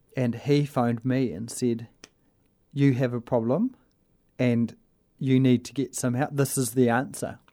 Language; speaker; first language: English; native; English